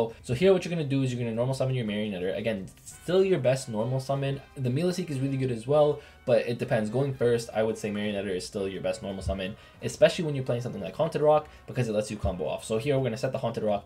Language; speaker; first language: English; native; English